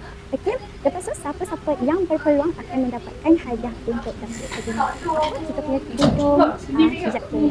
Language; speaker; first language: Malay; native; Malay